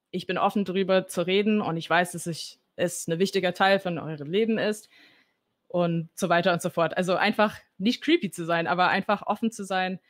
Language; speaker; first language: German; non-native, fluent; English